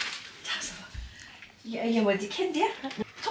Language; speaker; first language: Korean; non-native, learner; German